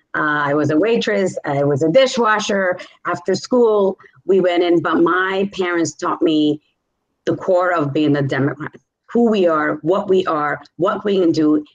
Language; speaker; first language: English; native; English